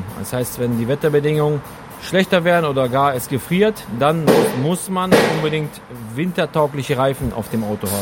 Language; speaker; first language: German; native; German